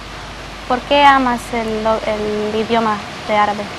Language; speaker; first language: Spanish; early bilingual, heritage; Spanish